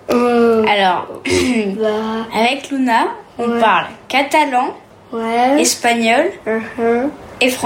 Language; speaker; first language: French; early bilingual, heritage; French